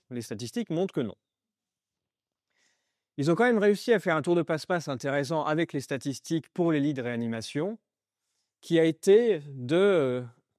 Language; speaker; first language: French; native; French